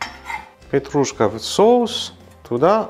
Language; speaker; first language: Russian; non-native, learner; French